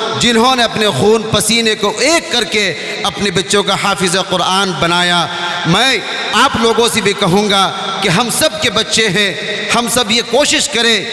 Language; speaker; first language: Urdu; non-native, local second language; Bangla